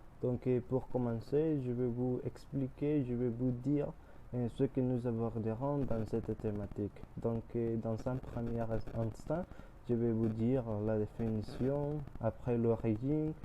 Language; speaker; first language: French; non-native, learner; Spanish